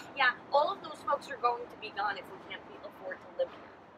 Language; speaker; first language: English; early bilingual, other home language; Spanish